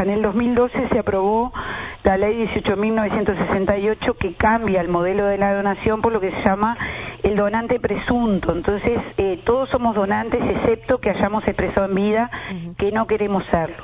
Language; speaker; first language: Spanish; native; Spanish